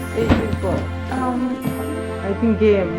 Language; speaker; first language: English; non-native, learner; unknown